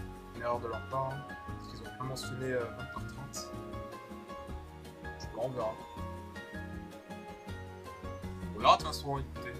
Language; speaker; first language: French; native; French